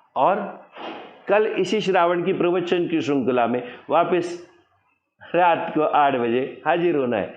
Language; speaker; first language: Hindi; non-native, local second language; Marathi